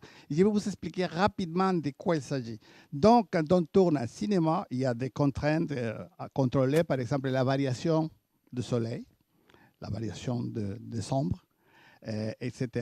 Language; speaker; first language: French; native; French